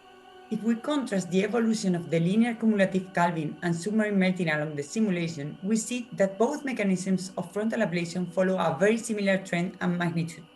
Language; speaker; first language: English; non-native, fluent; Spanish